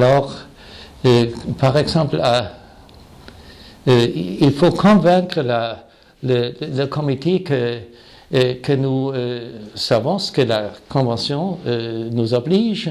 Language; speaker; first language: French; non-native, fluent; German